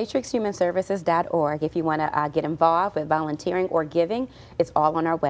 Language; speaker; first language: English; native; English